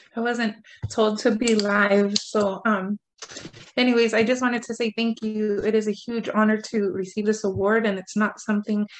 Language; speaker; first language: English; native; English